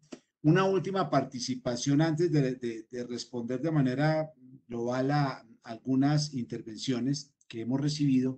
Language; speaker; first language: Spanish; native; Spanish